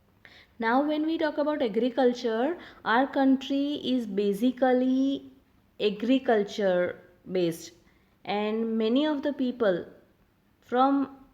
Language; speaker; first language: English; non-native, local second language; Hindi